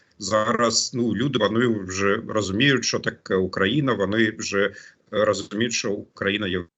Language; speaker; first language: Ukrainian; non-native, fluent; German